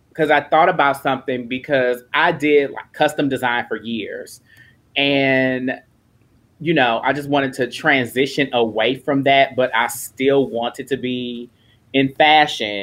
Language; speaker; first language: English; native; English